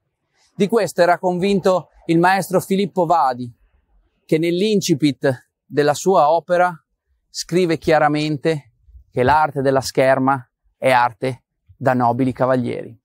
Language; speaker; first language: Italian; native; Italian